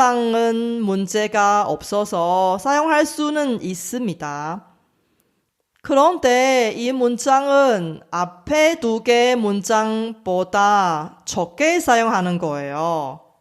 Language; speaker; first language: Korean; non-native, fluent; Chinese